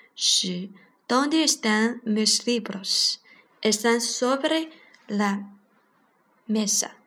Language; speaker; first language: Spanish; non-native, learner; Chinese